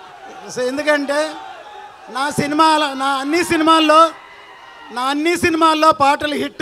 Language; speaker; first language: Telugu; native; Telugu